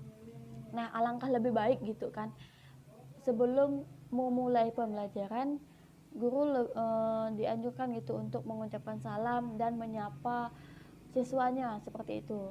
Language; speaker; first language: Indonesian; native; Indonesian